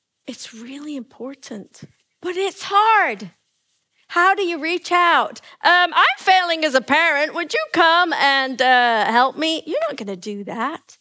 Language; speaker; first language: English; native; English